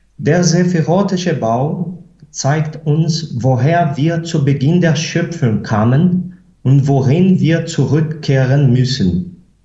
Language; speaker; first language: German; non-native, fluent; Portuguese